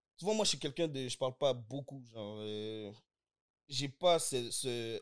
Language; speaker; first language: French; early bilingual, other home language; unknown